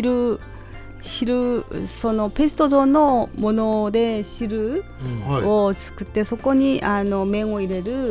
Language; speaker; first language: Japanese; non-native, fluent; Korean